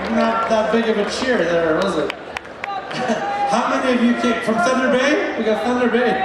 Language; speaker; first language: English; native; English